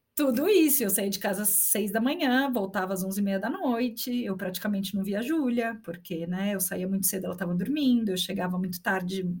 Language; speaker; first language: Portuguese; native; Portuguese